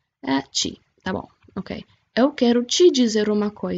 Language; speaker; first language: Portuguese; non-native, fluent; English